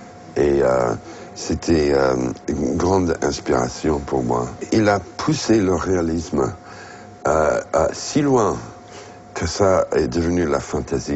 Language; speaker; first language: French; non-native, fluent; English